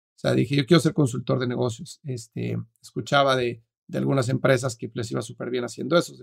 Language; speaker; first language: Spanish; native; Spanish